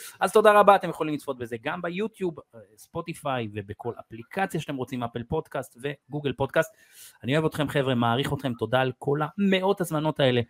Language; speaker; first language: Hebrew; native; Hebrew